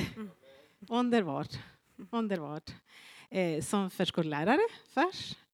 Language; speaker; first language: Swedish; non-native, fluent; Spanish